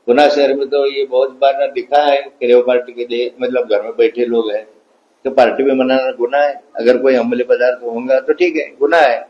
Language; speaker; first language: Hindi; non-native, local second language; Marathi